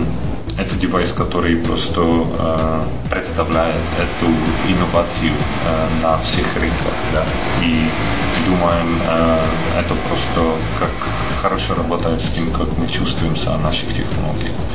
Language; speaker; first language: Russian; non-native, fluent; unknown